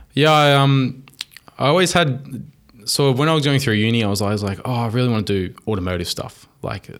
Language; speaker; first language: English; native; English